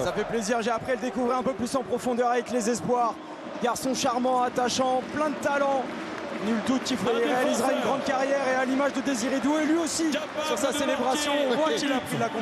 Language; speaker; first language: French; native; French